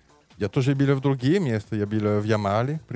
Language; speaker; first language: Russian; non-native, learner; French